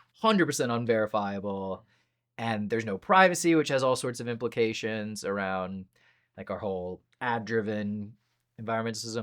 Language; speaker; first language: English; native; English